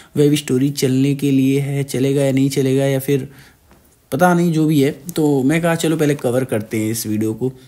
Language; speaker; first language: Hindi; native; Hindi